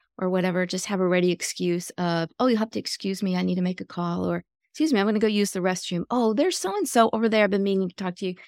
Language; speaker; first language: English; native; English